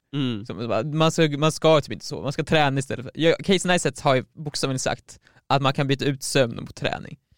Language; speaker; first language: Swedish; native; Swedish